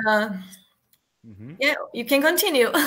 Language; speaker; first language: English; non-native, learner; Portuguese